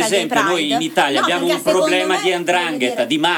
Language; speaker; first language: Italian; native; Italian